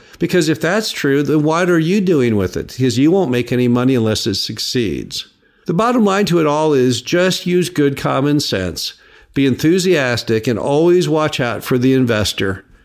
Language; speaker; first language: English; native; English